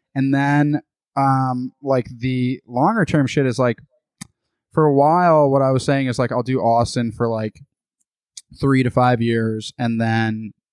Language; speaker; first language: English; native; English